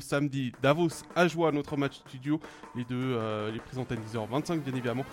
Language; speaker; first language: French; native; French